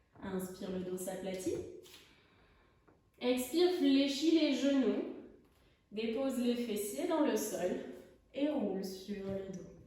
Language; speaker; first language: French; native; French